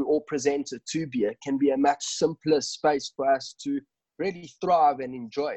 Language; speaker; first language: English; native; English